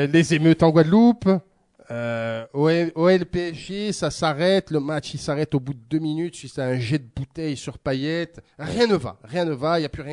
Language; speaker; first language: French; native; French